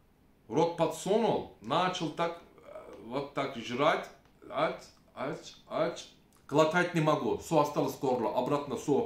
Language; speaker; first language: Russian; non-native, learner; Turkish